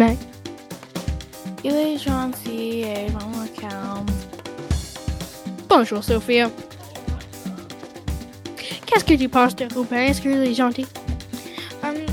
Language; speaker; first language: French; non-native, local second language; English